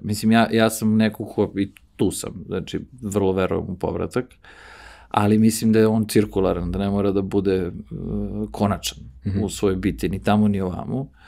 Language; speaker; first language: Serbian; early bilingual, heritage; Serbian